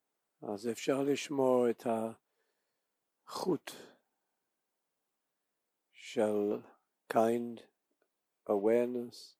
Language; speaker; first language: Hebrew; non-native, fluent; English